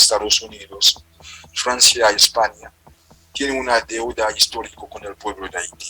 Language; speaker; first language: Spanish; non-native, fluent; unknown